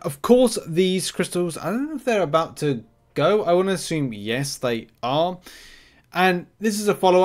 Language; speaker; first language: English; native; English